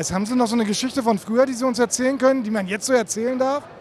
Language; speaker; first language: German; native; German